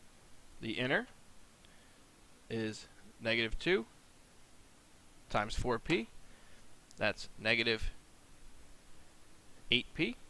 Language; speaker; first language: English; native; English